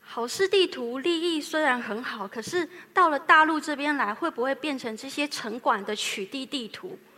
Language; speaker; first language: Chinese; native; Chinese